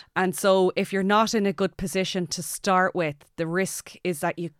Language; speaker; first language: English; native; English